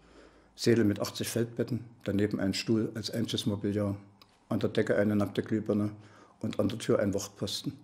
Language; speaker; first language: German; native; German